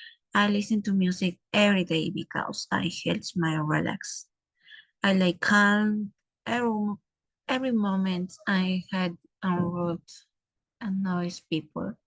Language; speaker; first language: English; non-native, learner; Spanish